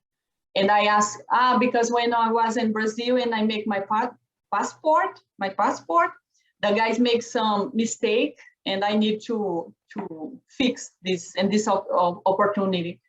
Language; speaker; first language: English; non-native, learner; Portuguese